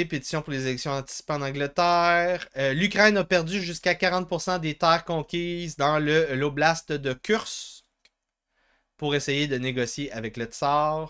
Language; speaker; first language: French; native; French